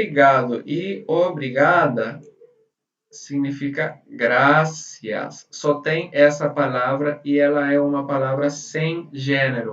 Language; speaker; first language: Portuguese; non-native, fluent; Spanish